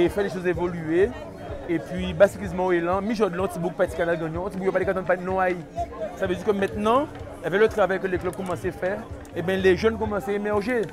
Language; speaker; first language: French; non-native, local second language; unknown